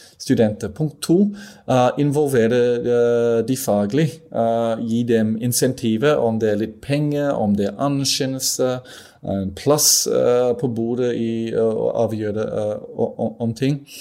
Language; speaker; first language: Norwegian; non-native, fluent; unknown